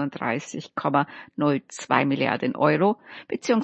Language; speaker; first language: German; native; German